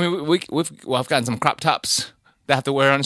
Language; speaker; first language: English; native; English